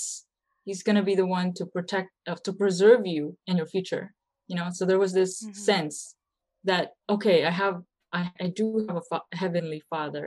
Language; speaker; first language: English; early bilingual, other home language; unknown